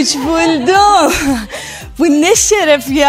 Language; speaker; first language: Turkish; non-native, fluent; Persian